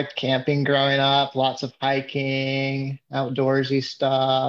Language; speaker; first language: English; native; English